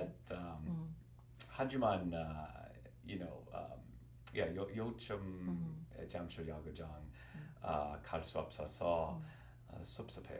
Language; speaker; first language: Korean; non-native, learner; English